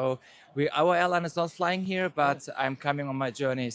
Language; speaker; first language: English; non-native, learner; Turkish